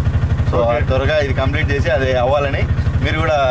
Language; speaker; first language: Telugu; native; Telugu